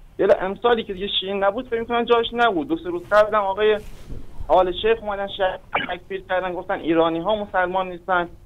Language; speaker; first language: Persian; native; Persian